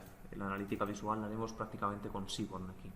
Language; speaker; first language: Spanish; native; Spanish